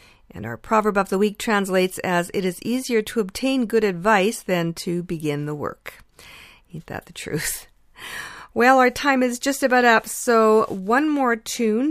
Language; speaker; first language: English; early bilingual, other home language; Ukrainian